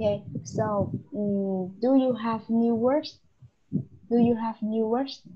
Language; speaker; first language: English; non-native, learner; Vietnamese